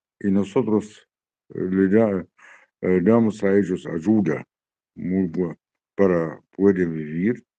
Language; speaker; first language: Spanish; non-native, learner; Arabic